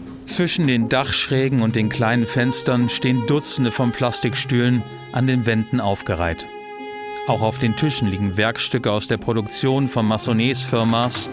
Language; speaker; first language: German; native; German